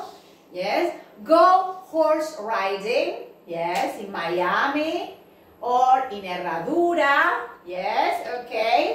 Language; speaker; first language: English; non-native, fluent; Spanish